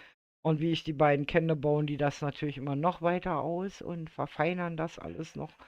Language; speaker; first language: German; native; German